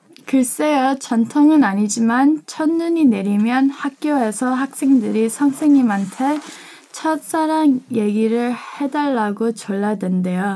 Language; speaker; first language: Korean; early bilingual, heritage; Korean